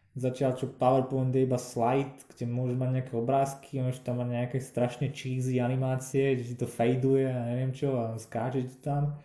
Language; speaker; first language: Slovak; native; Slovak